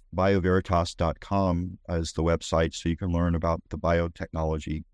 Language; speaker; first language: English; native; English